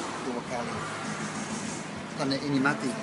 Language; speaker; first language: Indonesian; non-native, learner; English